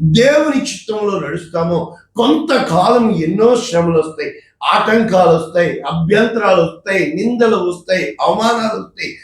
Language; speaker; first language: Telugu; native; Telugu